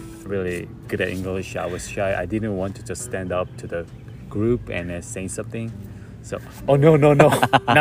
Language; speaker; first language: English; non-native, fluent; Korean